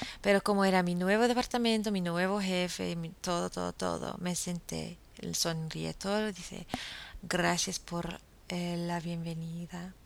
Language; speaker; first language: Spanish; non-native, fluent; English